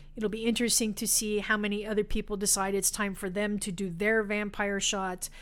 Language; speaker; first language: English; native; English